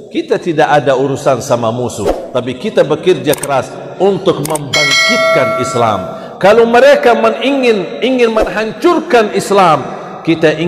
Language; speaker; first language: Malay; non-native, fluent; Arabic